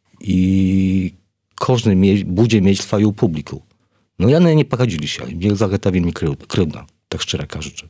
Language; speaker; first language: Polish; non-native, learner; Belarusian